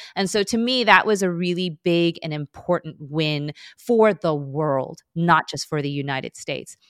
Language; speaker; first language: English; early bilingual, other home language; Korean